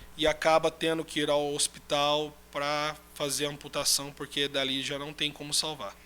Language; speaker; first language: Portuguese; native; Portuguese